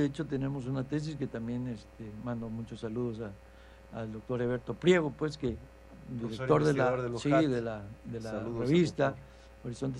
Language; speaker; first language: Spanish; native; Spanish